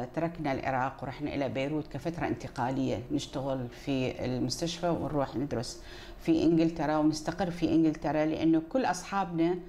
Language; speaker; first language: Arabic; native; Arabic